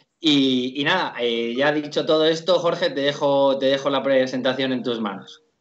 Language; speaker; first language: Spanish; native; Spanish